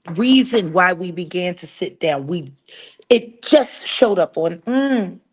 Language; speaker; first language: English; native; English